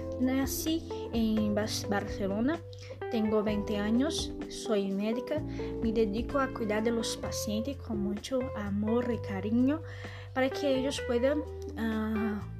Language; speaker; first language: Spanish; non-native, learner; Portuguese